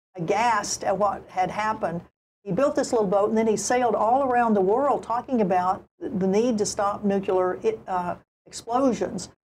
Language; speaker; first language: English; native; English